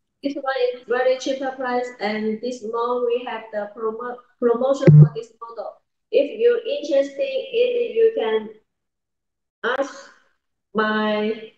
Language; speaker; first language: English; non-native, learner; Chinese